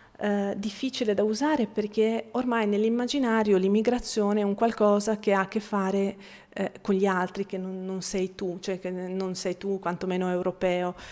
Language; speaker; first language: Italian; non-native, fluent; Bosnian